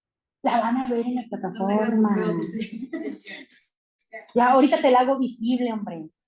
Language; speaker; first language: Spanish; native; Spanish